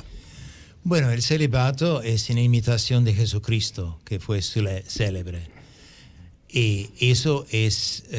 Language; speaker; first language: Spanish; non-native, fluent; English